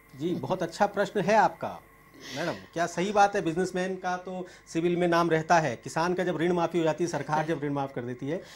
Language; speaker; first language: Hindi; native; Hindi